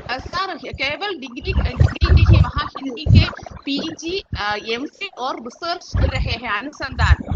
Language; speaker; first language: Hindi; non-native, local second language; Malayalam